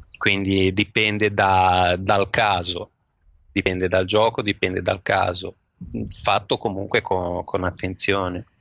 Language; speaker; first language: Italian; native; Italian